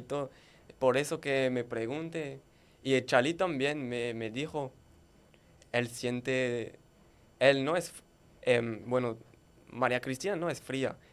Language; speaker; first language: Spanish; non-native, learner; French